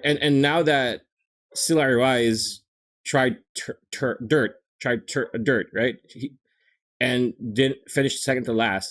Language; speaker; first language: English; native; English